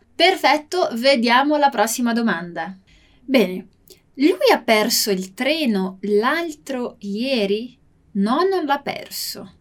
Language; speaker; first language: Italian; non-native, fluent; Portuguese